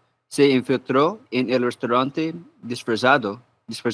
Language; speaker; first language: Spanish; non-native, learner; English